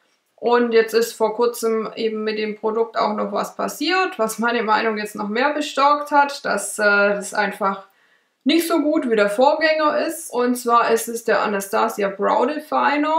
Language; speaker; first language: German; native; German